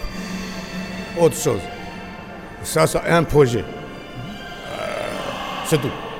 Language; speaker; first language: French; non-native, learner; Chinese